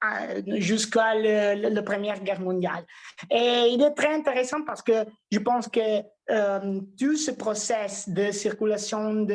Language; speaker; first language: French; non-native, fluent; Italian